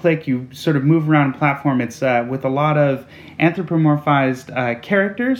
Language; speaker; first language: English; native; English